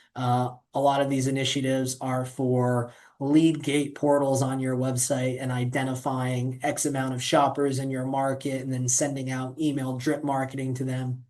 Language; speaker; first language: English; native; English